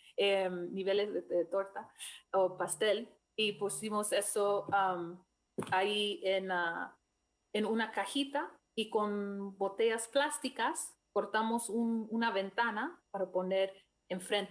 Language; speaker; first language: Spanish; non-native, fluent; English